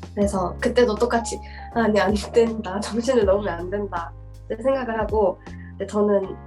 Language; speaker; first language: Korean; native; Korean